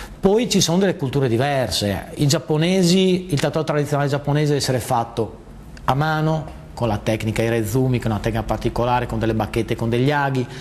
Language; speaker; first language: Italian; native; Italian